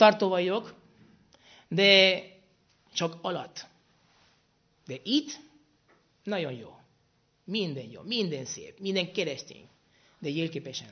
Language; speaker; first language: Hungarian; non-native, fluent; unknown